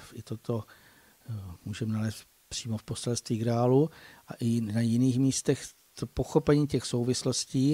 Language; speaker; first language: Czech; native; Czech